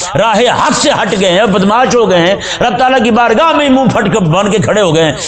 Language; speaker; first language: Urdu; non-native, local second language; Punjabi